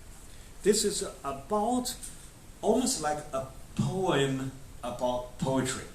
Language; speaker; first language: English; non-native, fluent; Chinese